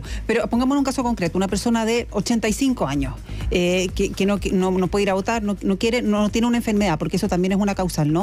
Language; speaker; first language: Spanish; native; Spanish